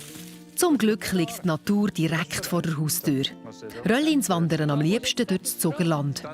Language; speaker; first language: German; native; German